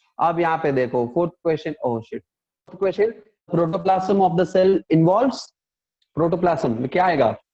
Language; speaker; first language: Hindi; non-native, local second language; Punjabi